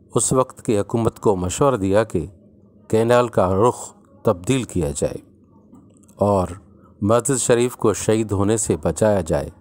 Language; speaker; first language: Urdu; non-native, local second language; Sindhi